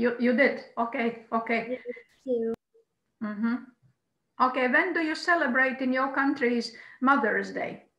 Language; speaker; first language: English; non-native, fluent; Croatian